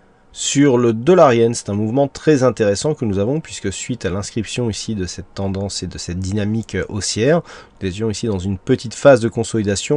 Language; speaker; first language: French; native; French